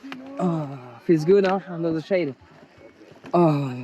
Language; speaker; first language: English; non-native, learner; French